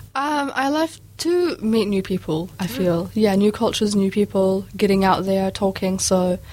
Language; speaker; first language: English; early bilingual, other home language; Arabic